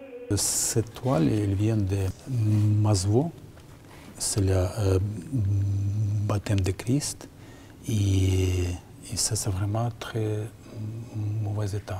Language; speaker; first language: French; non-native, learner; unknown